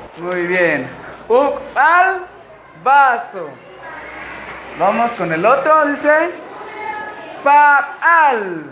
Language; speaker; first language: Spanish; non-native, local second language; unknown